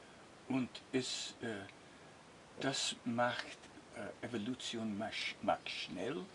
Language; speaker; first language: German; non-native, learner; English